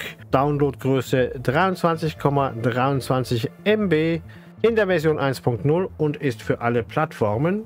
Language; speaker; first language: German; native; German